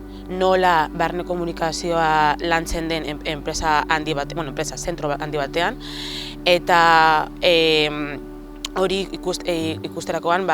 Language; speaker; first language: Basque; non-native, local second language; Spanish